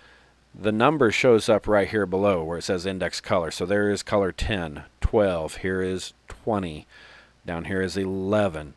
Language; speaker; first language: English; native; English